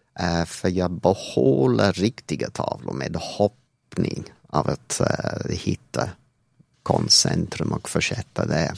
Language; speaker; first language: Swedish; non-native, fluent; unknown